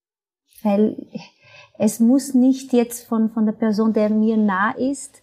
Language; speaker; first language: German; non-native, fluent; Portuguese